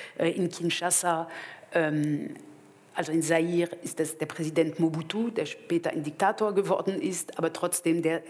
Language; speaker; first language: German; non-native, fluent; French